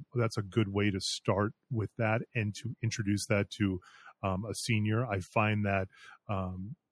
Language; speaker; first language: English; native; English